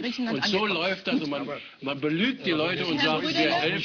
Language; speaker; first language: German; native; German